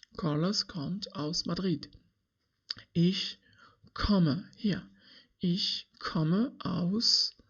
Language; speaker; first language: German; non-native, learner; English